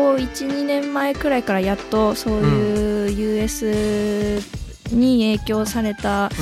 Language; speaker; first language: Japanese; native; Japanese